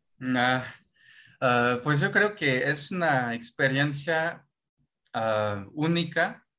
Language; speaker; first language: Spanish; non-native, fluent; French